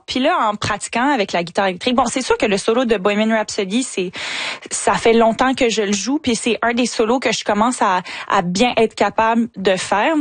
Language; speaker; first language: French; native; French